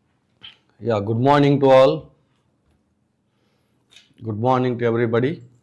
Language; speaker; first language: English; non-native, local second language; Telugu